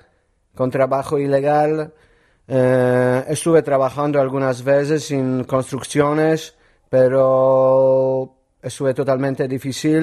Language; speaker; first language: Spanish; non-native, learner; Polish